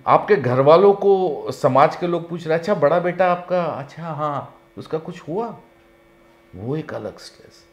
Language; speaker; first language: Hindi; native; Hindi